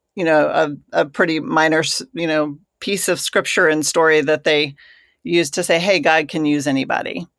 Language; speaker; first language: English; native; English